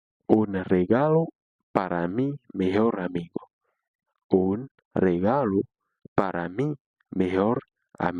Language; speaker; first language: Spanish; non-native, fluent; Haitian Creole